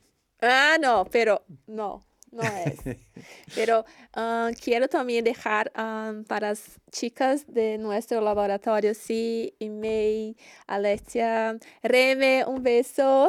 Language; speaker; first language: Spanish; non-native, learner; Portuguese